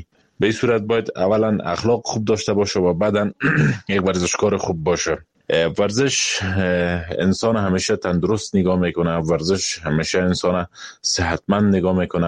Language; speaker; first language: Persian; native; Persian